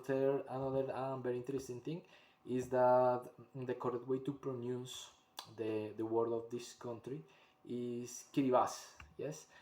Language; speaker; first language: English; non-native, learner; Spanish